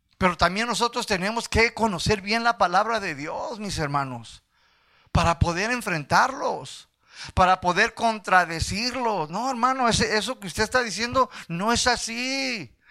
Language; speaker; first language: Spanish; early bilingual, heritage; Spanish